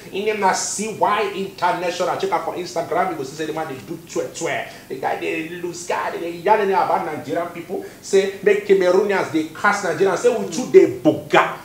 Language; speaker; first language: Nigerian Pidgin; non-native, local second language; Igbo